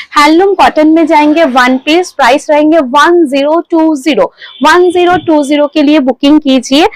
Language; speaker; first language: Hindi; non-native, local second language; Bangla